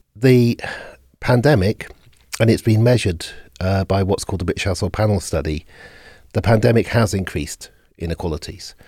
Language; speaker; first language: English; native; English